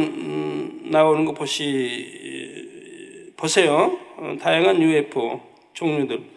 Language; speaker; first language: Korean; native; Korean